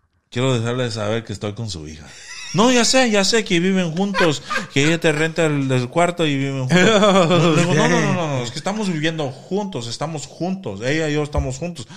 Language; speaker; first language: Spanish; early bilingual, heritage; Spanish